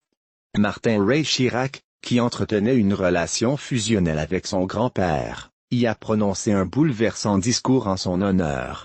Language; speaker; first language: French; native; French